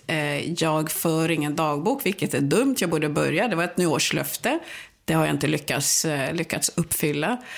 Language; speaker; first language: Swedish; early bilingual, other home language; Swahili